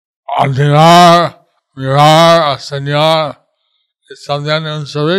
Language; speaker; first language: Spanish; non-native, learner; English